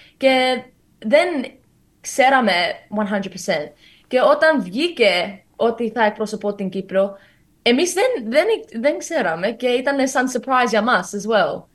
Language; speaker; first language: Greek; early bilingual, heritage; Greek